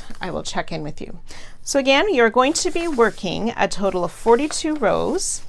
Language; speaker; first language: English; native; English